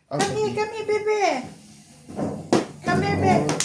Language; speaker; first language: English; non-native, learner; Filipino